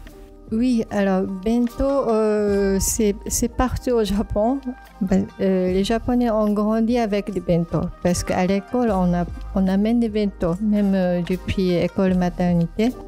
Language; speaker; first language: French; non-native, fluent; Japanese